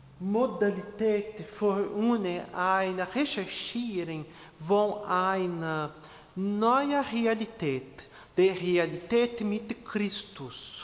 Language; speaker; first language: German; non-native, learner; Portuguese